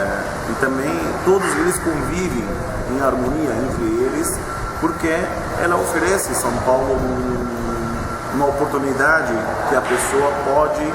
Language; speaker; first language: Portuguese; non-native, fluent; Arabic